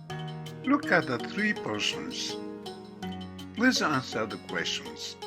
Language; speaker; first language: English; non-native, fluent; Japanese